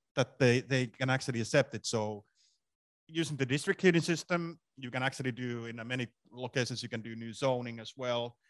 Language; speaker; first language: English; non-native, fluent; Finnish